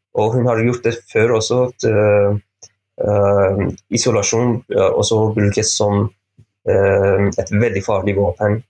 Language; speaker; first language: Norwegian; non-native, fluent; Persian